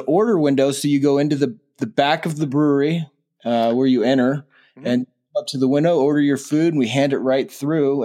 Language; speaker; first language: English; native; English